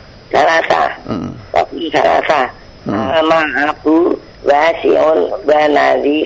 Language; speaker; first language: Arabic; non-native, learner; Indonesian